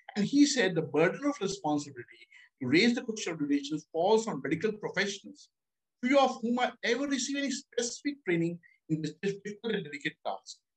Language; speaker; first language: English; non-native, local second language; Hindi